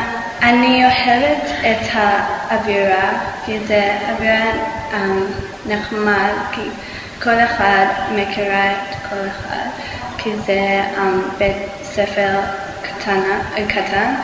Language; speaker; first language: Hebrew; non-native, learner; English